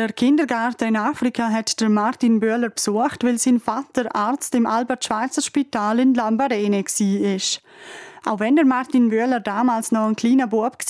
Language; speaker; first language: German; native; German